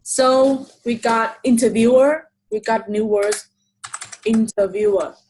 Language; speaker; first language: English; non-native, fluent; Vietnamese